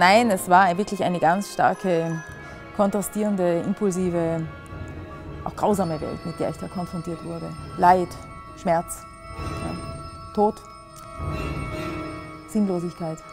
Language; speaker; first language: German; native; German